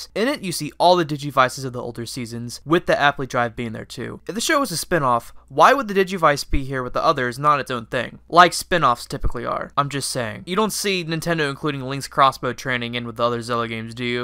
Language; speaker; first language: English; native; English